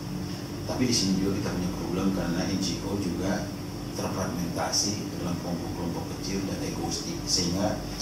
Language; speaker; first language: Indonesian; native; Indonesian